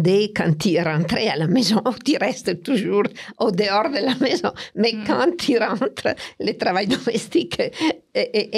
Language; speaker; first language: French; non-native, fluent; Italian